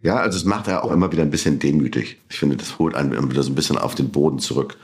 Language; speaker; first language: German; native; German